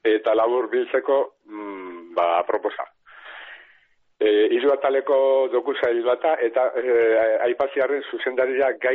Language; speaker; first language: Basque; native; Basque